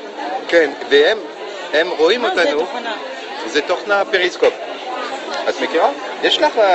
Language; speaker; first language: Hebrew; non-native, fluent; French